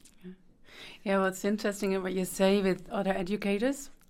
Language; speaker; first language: English; non-native, fluent; Dutch